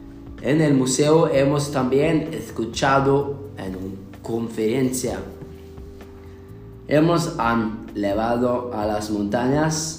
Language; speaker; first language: Spanish; non-native, learner; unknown